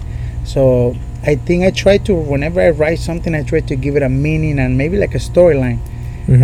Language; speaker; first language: English; non-native, fluent; Spanish